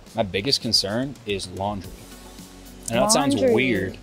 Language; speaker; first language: English; native; English